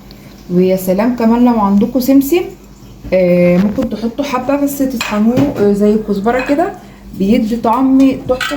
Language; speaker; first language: Arabic; native; Arabic